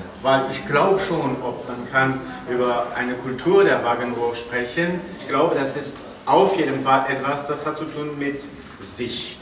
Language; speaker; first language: German; non-native, fluent; French